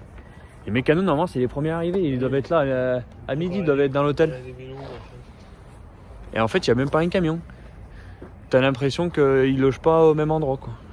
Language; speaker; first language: French; native; French